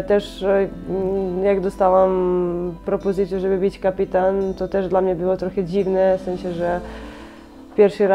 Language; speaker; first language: Polish; non-native, fluent; Serbian